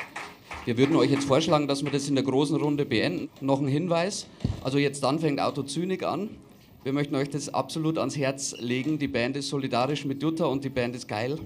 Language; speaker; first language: German; native; German